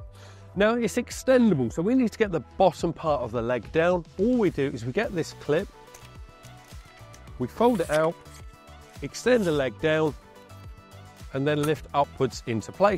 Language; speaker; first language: English; native; English